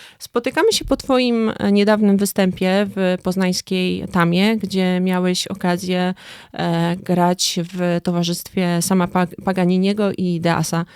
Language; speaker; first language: Polish; native; Polish